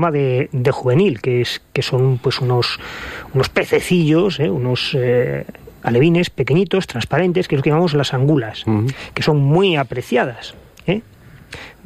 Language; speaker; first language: Spanish; native; Spanish